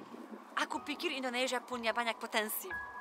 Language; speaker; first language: Indonesian; non-native, learner; Polish